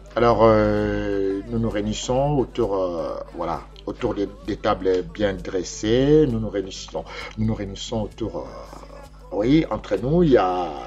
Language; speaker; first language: French; non-native, local second language; Lingala